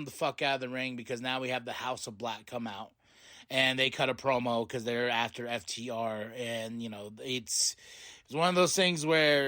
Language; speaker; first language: English; native; English